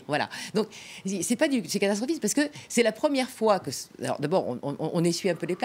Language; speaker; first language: French; native; French